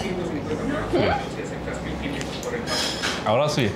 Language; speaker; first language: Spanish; non-native, learner; Hindi